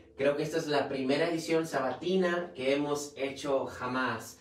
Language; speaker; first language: Spanish; native; Spanish